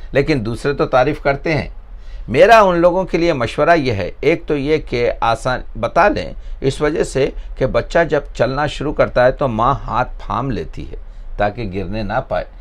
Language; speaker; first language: Urdu; native; Urdu